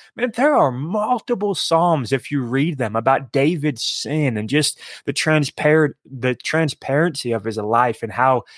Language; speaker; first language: English; native; English